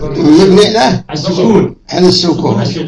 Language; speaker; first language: Arabic; native; Arabic